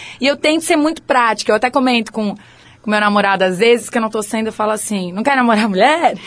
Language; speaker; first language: Portuguese; native; Portuguese